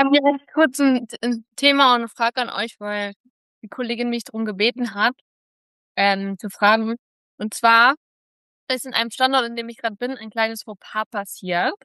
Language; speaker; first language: German; native; German